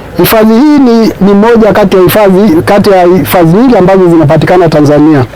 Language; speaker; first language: Swahili; non-native, local second language; Masai